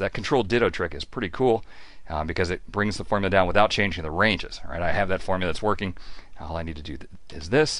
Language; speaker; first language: English; native; English